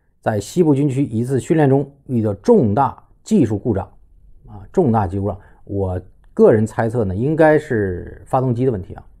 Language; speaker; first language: Chinese; native; Chinese